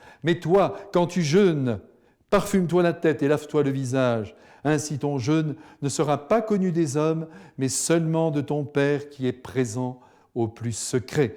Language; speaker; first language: French; native; French